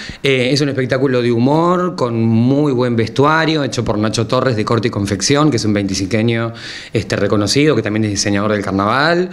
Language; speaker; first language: Spanish; native; Spanish